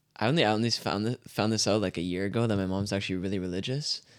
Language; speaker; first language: English; native; English